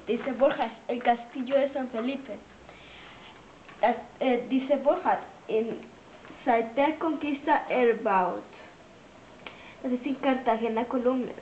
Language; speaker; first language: German; non-native, learner; Spanish